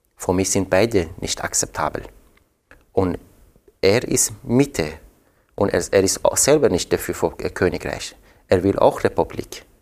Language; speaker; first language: German; non-native, fluent; Persian